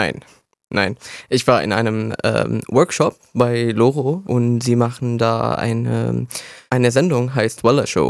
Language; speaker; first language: German; non-native, learner; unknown